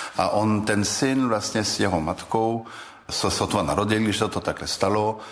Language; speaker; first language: Czech; early bilingual, heritage; Czech